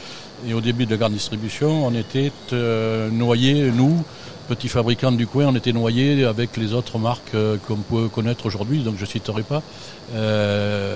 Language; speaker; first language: French; native; French